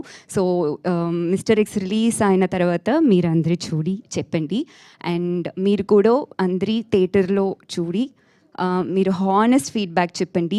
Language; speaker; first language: Telugu; non-native, learner; Tamil